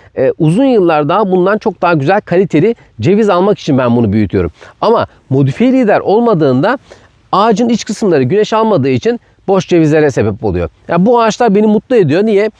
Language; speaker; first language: Turkish; native; Turkish